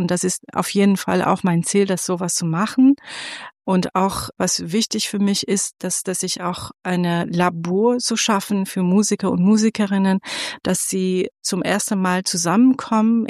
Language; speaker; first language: German; non-native, fluent; Persian